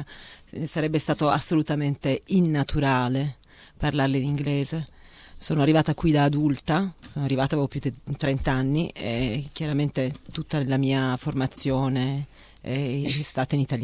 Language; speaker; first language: Italian; native; Italian